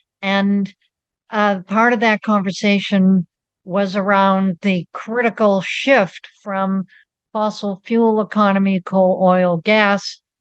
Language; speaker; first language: English; native; English